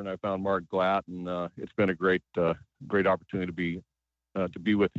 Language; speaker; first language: English; native; English